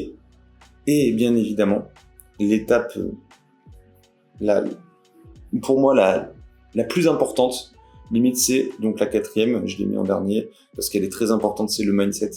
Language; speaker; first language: French; native; French